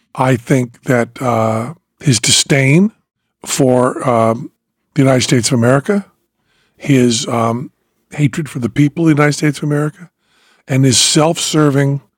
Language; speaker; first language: English; native; English